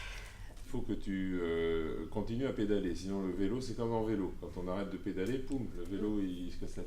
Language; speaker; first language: French; native; French